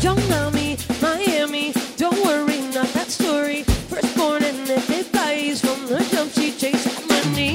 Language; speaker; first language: English; early bilingual, other home language; Spanish